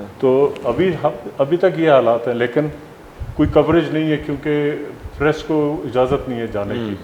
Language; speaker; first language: Urdu; non-native, local second language; Baluchi